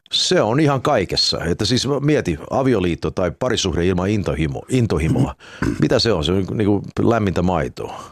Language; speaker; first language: Finnish; early bilingual, heritage; Finnish